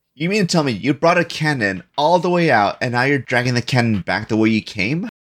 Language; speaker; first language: English; early bilingual, other home language; Spanish